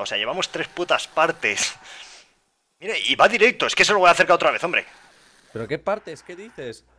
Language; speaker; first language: Spanish; native; Spanish